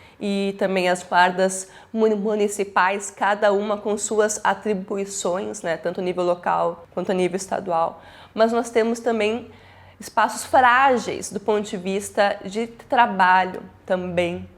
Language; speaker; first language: Portuguese; native; Portuguese